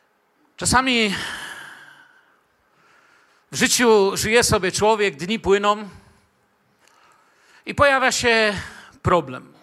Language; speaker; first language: Polish; native; Polish